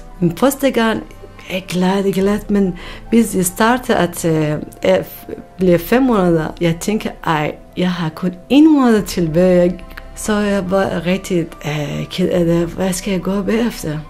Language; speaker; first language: Danish; non-native, learner; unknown